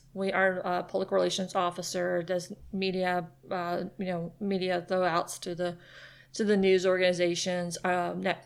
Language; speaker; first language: English; native; English